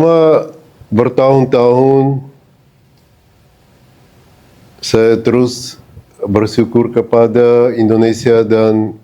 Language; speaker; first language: Indonesian; non-native, fluent; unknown